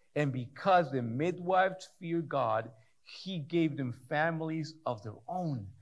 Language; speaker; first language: English; early bilingual, other home language; Spanish